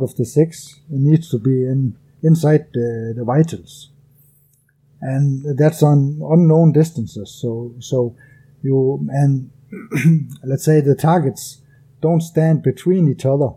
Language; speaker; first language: English; non-native, fluent; Danish